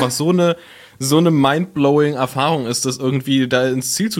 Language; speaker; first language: German; native; German